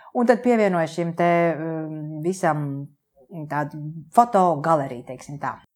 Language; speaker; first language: Latvian; native; Latvian